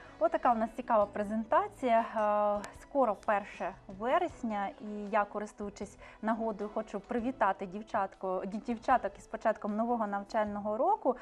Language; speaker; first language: Ukrainian; native; Ukrainian